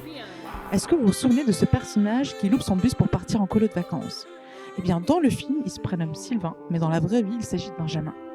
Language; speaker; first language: French; native; French